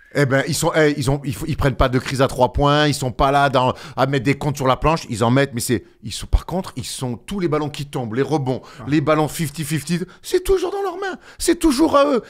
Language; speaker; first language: French; native; French